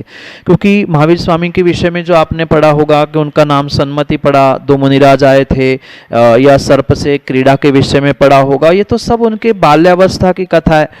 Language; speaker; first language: Hindi; native; Hindi